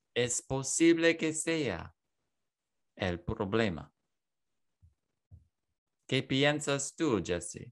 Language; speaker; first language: Spanish; non-native, learner; English